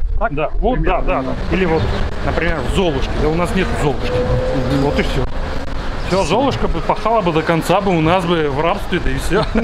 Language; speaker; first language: Russian; non-native, fluent; Georgian